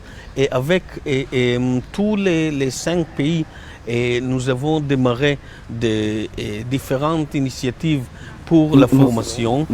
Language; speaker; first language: French; non-native, learner; Hebrew